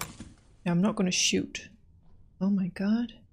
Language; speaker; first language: English; native; English